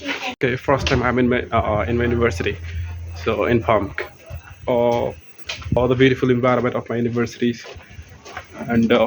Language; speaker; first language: English; non-native, learner; Bangla